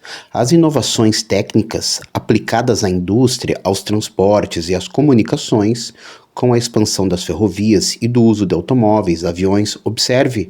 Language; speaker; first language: Portuguese; native; Portuguese